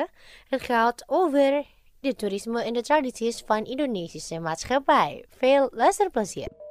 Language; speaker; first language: Dutch; non-native, fluent; Indonesian